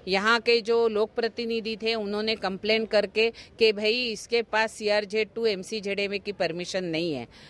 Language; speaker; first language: Hindi; non-native, local second language; Marathi